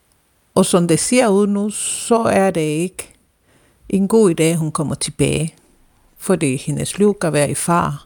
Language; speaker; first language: Danish; non-native, fluent; Spanish